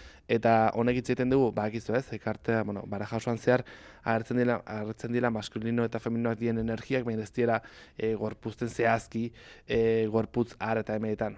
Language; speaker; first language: Basque; native; Basque